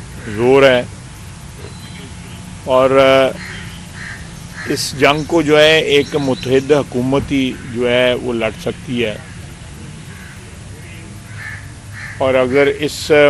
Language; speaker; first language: Urdu; non-native, local second language; Punjabi